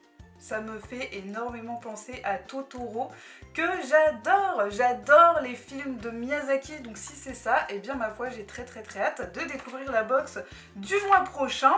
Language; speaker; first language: French; native; French